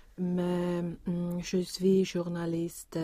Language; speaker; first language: French; non-native, learner; Swedish